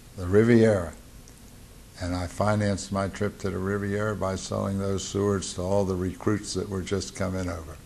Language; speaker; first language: English; native; English